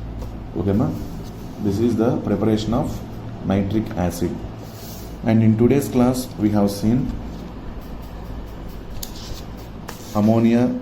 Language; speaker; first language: English; non-native, local second language; Telugu